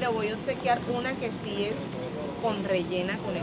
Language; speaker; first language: Spanish; native; Spanish